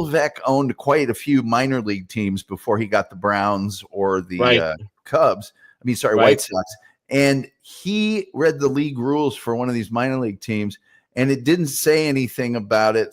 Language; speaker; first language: English; native; English